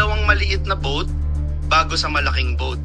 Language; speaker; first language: Filipino; native; Filipino